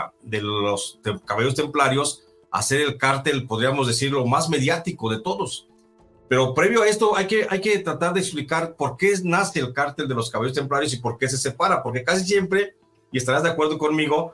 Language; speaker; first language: Spanish; native; Spanish